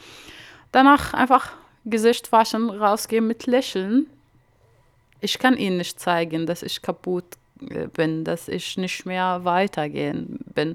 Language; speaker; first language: German; non-native, learner; Arabic